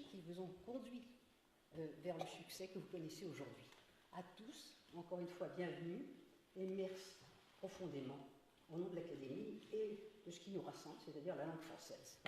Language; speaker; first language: French; native; French